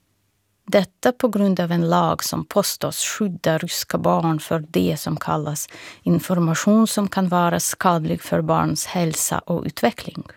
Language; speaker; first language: Swedish; non-native, fluent; Russian